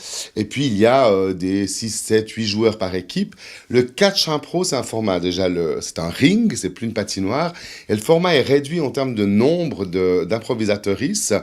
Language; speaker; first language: French; native; French